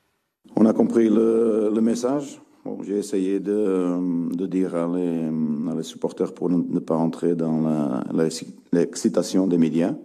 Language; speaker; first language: French; non-native, fluent; Portuguese